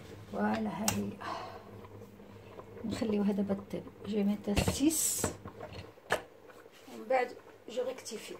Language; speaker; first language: Arabic; native; Arabic